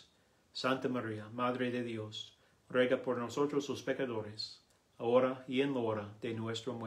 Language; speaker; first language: Spanish; non-native, learner; English